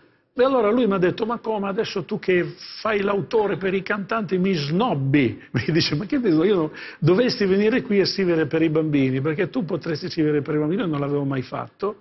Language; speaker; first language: Italian; native; Italian